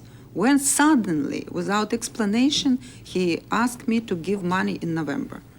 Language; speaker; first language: English; non-native, learner; Russian